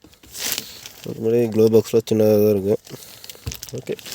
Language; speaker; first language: Tamil; native; Tamil